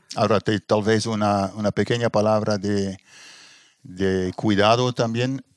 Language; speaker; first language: Spanish; non-native, fluent; Dutch